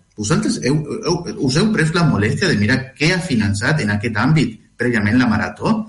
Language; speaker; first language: Catalan; non-native, fluent; Spanish